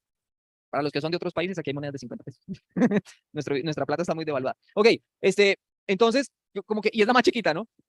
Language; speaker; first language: Spanish; native; Spanish